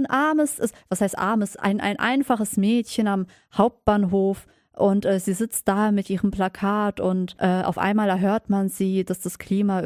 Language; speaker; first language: German; native; German